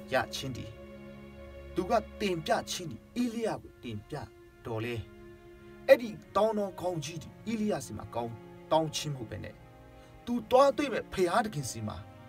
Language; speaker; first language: Burmese; non-native, local second language; Thado Chin